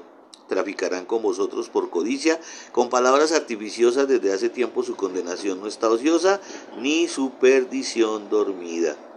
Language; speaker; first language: Spanish; native; Spanish